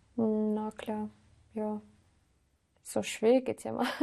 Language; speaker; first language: German; non-native, learner; Russian